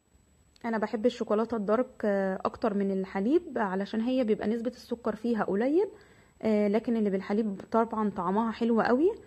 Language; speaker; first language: Arabic; native; Arabic